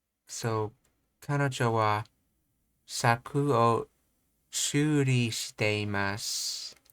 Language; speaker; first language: Japanese; non-native, learner; English